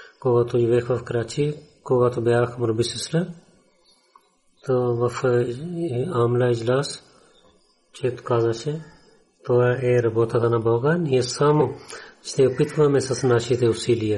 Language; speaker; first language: Bulgarian; non-native, learner; Urdu